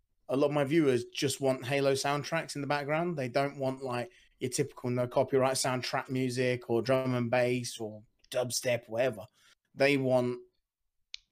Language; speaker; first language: English; native; English